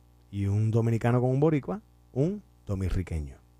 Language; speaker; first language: Spanish; early bilingual, heritage; Spanish